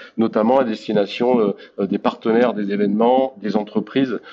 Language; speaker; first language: French; native; French